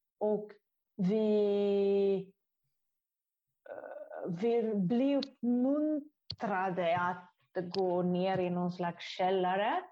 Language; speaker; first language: Swedish; non-native, fluent; Italian